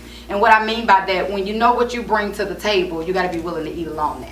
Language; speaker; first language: English; native; English